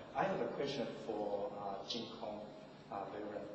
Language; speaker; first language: English; non-native, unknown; Chinese